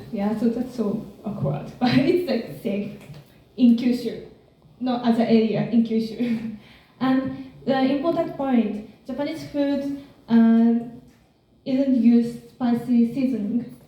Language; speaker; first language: English; non-native, learner; Japanese